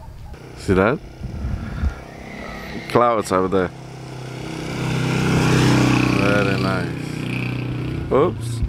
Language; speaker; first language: English; non-native, fluent; Polish